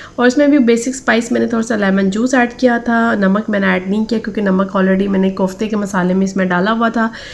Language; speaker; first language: Urdu; native; Urdu